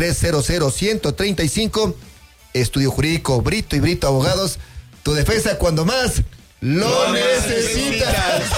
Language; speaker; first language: Spanish; native; Spanish